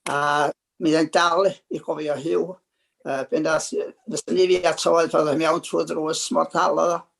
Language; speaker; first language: Welsh; native; Welsh